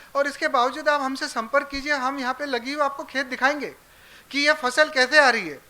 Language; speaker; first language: Hindi; non-native, local second language; Marathi